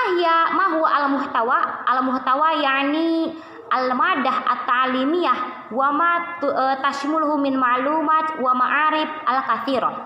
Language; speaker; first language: Arabic; non-native, learner; Indonesian